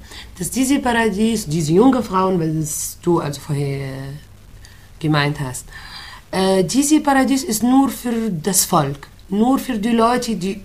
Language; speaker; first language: German; non-native, fluent; Arabic